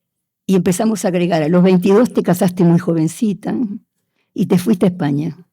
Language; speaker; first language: Spanish; native; Spanish